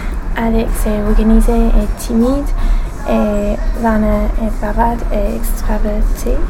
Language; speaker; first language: French; non-native, learner; English